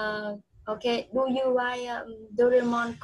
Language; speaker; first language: English; non-native, fluent; Vietnamese